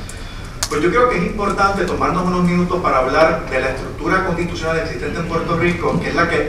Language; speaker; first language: Spanish; native; Spanish